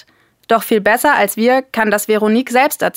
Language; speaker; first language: German; native; German